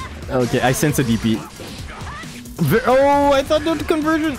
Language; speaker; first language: English; non-native, fluent; French